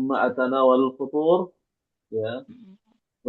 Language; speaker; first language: Arabic; non-native, learner; Indonesian